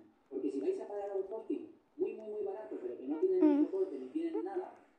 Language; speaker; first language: Spanish; native; Spanish